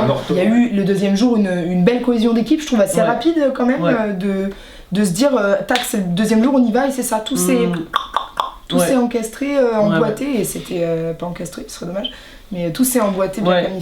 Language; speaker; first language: French; native; French